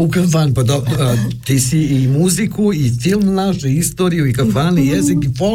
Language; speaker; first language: Serbian; native; Serbian